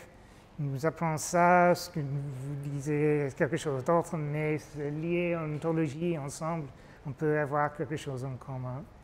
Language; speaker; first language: French; non-native, fluent; English